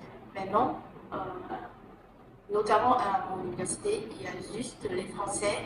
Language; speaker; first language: French; non-native, fluent; Vietnamese